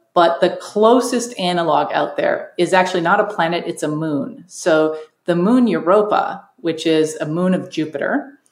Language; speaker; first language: English; native; English